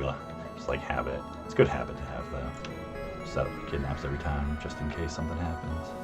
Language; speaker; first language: English; native; English